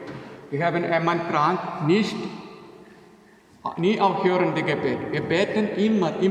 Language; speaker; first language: German; non-native, learner; Malayalam